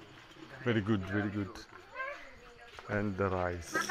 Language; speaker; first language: English; non-native, learner; French